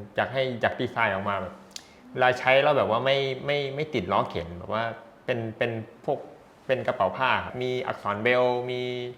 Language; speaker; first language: Thai; native; Thai